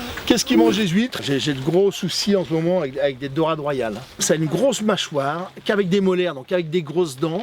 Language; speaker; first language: French; native; French